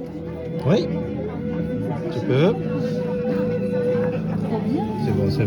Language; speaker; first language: French; non-native, learner; Japanese